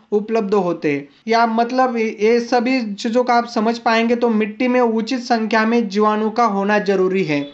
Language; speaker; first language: Hindi; non-native, local second language; Marathi